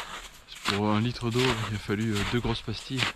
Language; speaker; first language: French; native; French